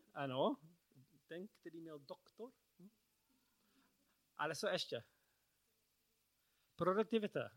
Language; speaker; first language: Czech; non-native, learner; English